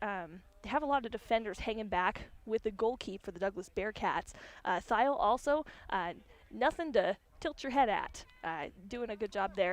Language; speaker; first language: English; native; English